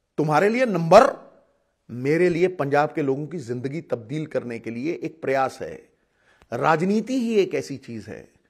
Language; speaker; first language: Hindi; non-native, local second language; Punjabi